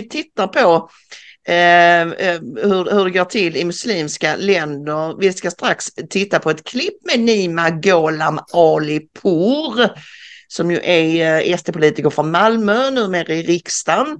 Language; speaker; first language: Swedish; native; Swedish